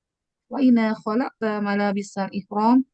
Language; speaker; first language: Arabic; non-native, learner; Indonesian